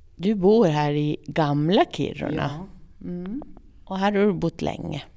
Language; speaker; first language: Swedish; native; Swedish